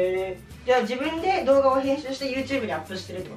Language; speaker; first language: Japanese; native; Japanese